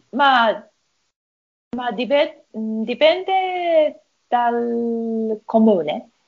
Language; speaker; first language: Italian; non-native, learner; Japanese